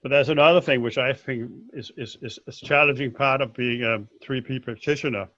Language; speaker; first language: English; non-native, fluent; Danish